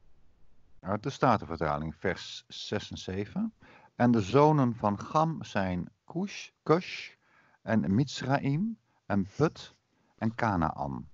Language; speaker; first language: Dutch; native; Dutch